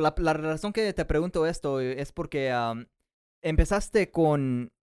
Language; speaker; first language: Spanish; early bilingual, heritage; Spanish